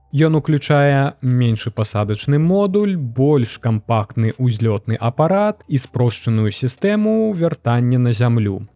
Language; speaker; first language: Belarusian; native; Belarusian